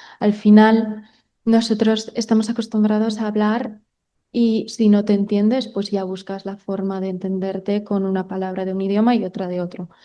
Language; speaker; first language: Spanish; native; Spanish